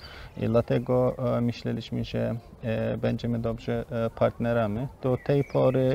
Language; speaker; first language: Polish; non-native, learner; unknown